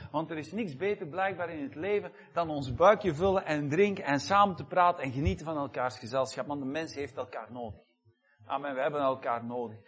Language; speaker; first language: Dutch; native; Dutch